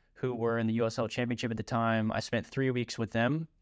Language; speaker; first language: English; native; English